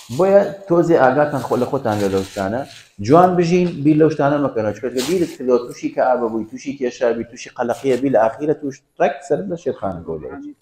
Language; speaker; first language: Central Kurdish; native; Central Kurdish